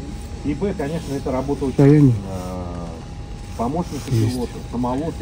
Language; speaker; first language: Russian; native; Russian